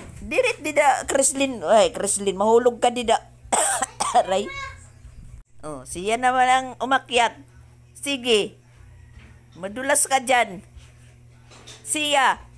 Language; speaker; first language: Filipino; non-native, local second language; Waray